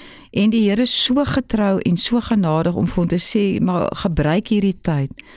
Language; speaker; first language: Afrikaans; native; Afrikaans